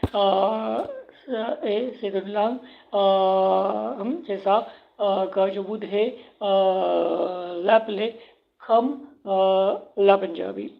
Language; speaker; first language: French; non-native, learner; Punjabi